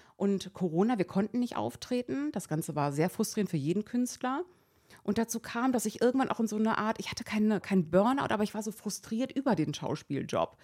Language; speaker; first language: German; early bilingual, other home language; Persian